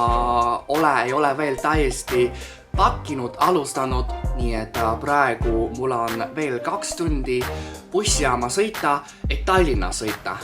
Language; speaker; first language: Estonian; non-native, fluent; Chinese